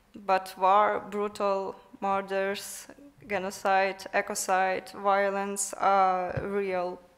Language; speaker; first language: English; non-native, learner; Ukrainian